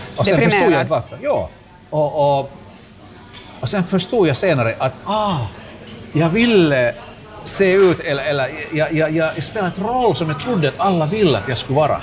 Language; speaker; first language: Swedish; non-native, local second language; Finnish